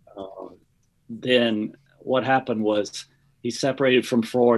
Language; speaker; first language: English; native; English